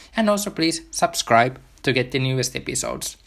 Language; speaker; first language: English; non-native, fluent; Finnish